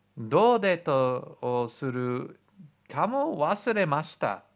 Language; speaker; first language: Japanese; non-native, learner; English